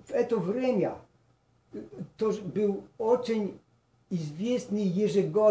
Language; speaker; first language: Russian; non-native, learner; Polish